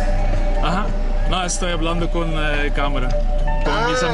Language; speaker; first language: Spanish; non-native, learner; Dutch